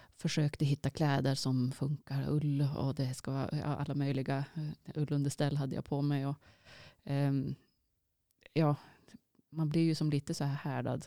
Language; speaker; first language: Swedish; native; Swedish